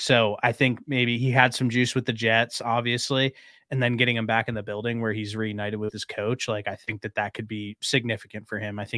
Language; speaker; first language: English; native; English